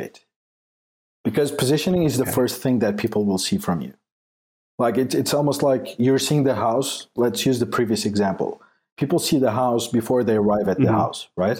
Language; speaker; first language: English; non-native, fluent; Portuguese